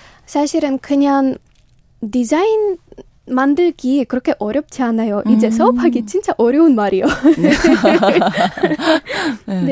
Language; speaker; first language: Korean; non-native, learner; Ukrainian